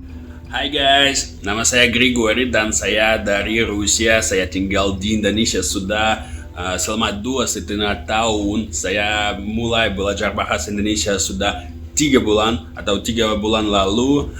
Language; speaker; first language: Indonesian; non-native, learner; Russian